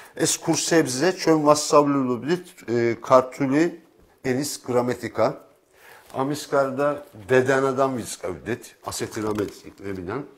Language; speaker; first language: Georgian; early bilingual, heritage; Georgian